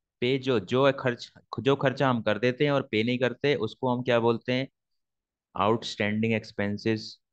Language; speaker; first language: Hindi; native; Hindi